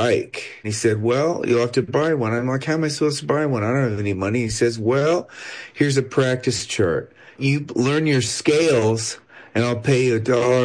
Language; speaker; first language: English; native; English